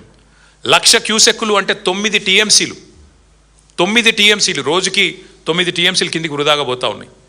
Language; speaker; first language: Telugu; native; Telugu